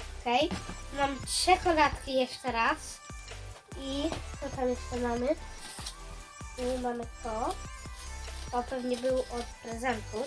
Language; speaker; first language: Polish; early bilingual, heritage; Polish